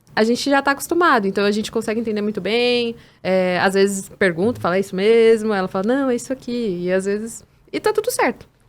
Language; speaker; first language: Portuguese; native; Portuguese